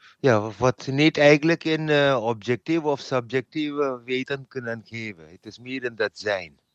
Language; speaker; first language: Dutch; non-native, learner; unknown